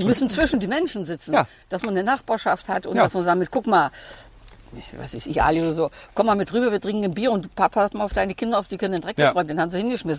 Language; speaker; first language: German; native; German